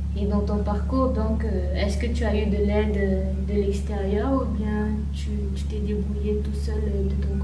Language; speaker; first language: French; native; French